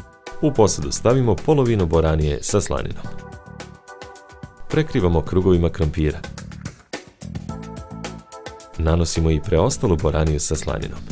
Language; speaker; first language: Serbian; native; Serbian